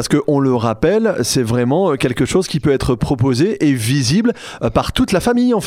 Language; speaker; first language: French; native; French